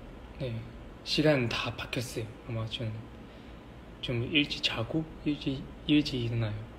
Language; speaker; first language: Korean; non-native, learner; Chinese